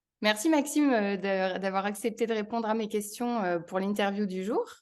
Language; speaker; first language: French; native; French